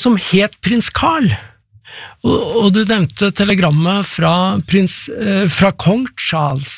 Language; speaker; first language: Norwegian; native; Norwegian